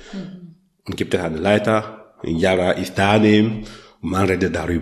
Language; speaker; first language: German; non-native, learner; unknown